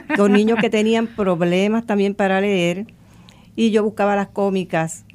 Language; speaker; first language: Spanish; native; Spanish